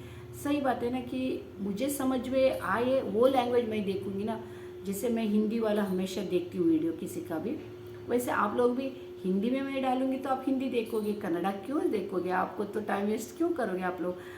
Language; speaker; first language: Hindi; non-native, local second language; Kannada